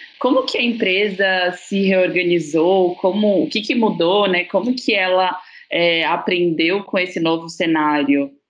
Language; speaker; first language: Portuguese; native; Portuguese